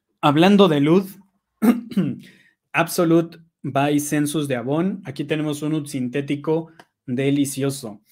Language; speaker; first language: Spanish; native; Spanish